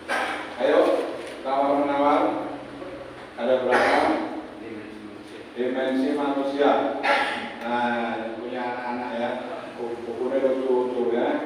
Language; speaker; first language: Indonesian; non-native, local second language; Javanese